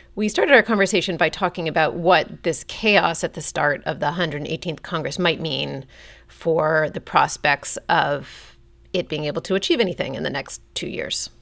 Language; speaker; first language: English; native; English